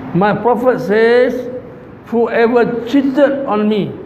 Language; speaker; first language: English; non-native, local second language; Malay